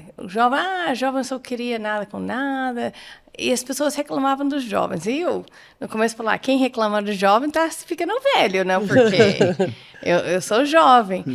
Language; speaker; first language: Portuguese; non-native, fluent; English